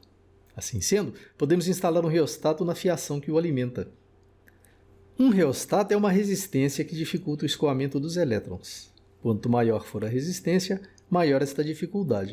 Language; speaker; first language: Portuguese; native; Portuguese